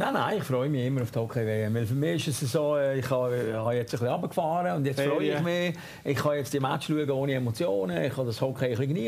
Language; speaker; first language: German; native; German